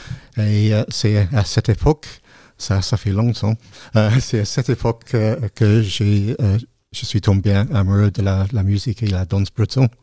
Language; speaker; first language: French; non-native, learner; English